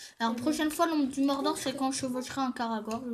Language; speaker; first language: French; native; French